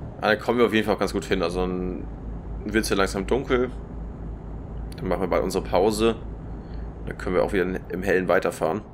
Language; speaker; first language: German; native; German